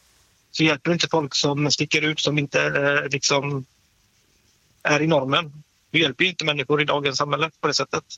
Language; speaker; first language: Swedish; native; Swedish